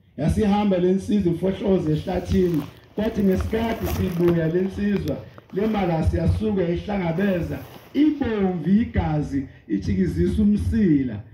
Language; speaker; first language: Zulu; native; Zulu